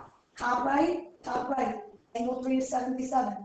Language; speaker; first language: English; native; English